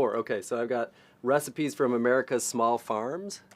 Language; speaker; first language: English; native; English